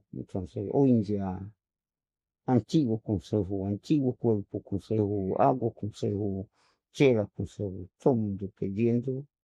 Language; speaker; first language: Spanish; non-native, local second language; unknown